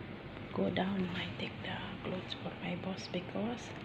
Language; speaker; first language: English; non-native, learner; Filipino